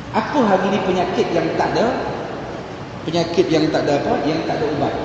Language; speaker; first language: Malay; native; Malay